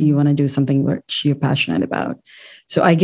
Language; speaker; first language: English; non-native, local second language; Urdu